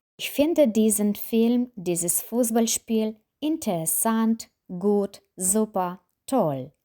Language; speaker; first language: German; non-native, fluent; Ukrainian